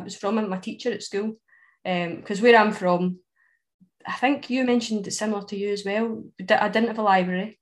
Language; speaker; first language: English; native; English